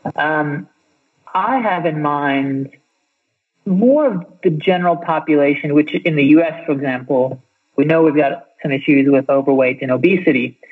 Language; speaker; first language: English; native; English